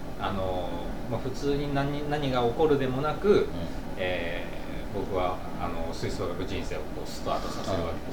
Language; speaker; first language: Japanese; native; Japanese